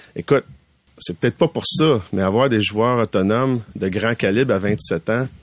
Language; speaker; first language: French; native; French